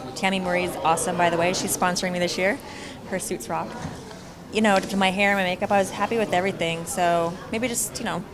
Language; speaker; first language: English; native; English